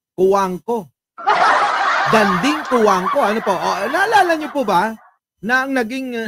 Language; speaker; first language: Filipino; native; Filipino